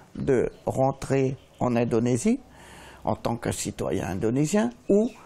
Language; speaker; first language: French; native; French